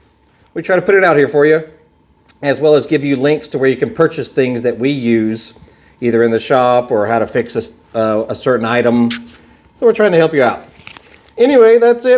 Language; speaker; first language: English; native; English